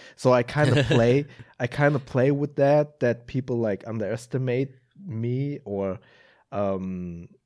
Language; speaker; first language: English; non-native, fluent; German